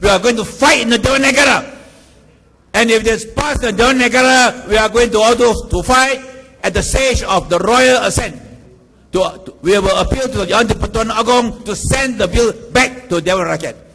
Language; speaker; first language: English; non-native, local second language; Chinese